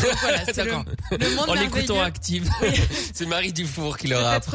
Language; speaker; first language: French; native; French